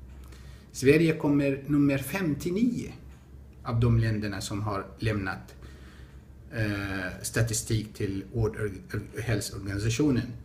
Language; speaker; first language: Swedish; non-native, fluent; Arabic